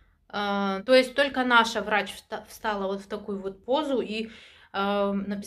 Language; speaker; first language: Russian; native; Russian